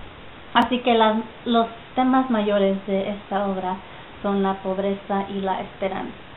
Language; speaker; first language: Spanish; early bilingual, heritage; Spanish